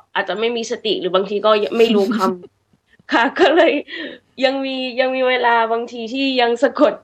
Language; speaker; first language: Thai; early bilingual, heritage; English